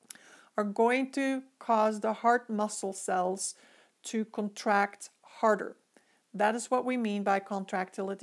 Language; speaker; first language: English; native; English